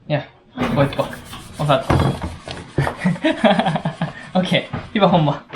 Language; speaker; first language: Finnish; non-native, learner; Japanese